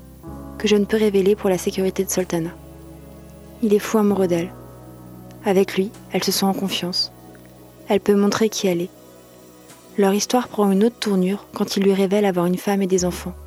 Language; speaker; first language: French; native; French